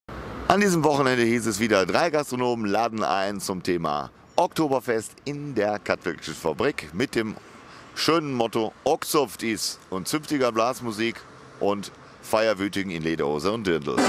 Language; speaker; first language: German; native; German